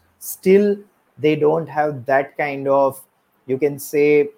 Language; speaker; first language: English; non-native, local second language; Gujarati